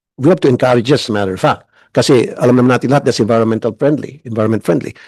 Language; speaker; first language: English; non-native, local second language; Filipino